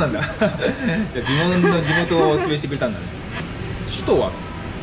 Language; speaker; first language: Japanese; native; Japanese